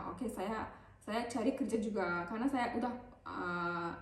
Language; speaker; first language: Indonesian; non-native, learner; Turkish